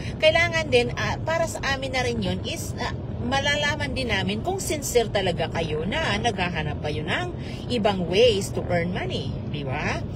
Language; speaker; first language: Filipino; native; Filipino